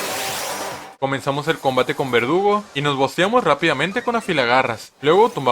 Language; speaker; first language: Spanish; native; Spanish